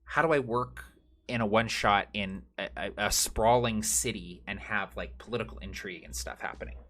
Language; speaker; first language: English; native; English